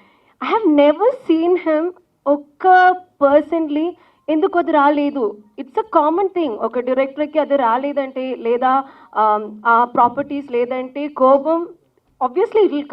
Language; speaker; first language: Telugu; non-native, local second language; Malayalam